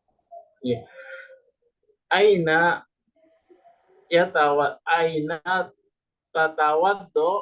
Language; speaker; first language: Arabic; non-native, learner; Indonesian